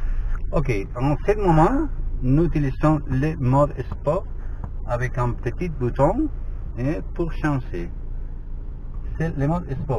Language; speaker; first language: French; non-native, learner; Spanish